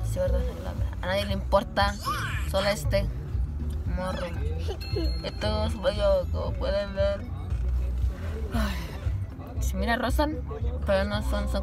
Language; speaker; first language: Spanish; early bilingual, heritage; Spanish